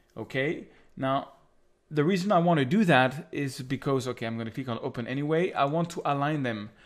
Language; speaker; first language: English; non-native, fluent; French